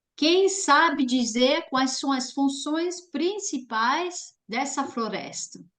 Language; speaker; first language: Portuguese; non-native, fluent; French